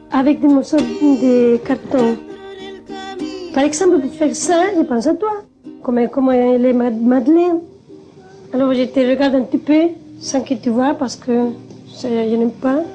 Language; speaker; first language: French; non-native, learner; Spanish